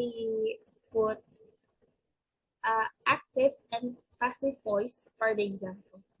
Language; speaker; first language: English; non-native, learner; Indonesian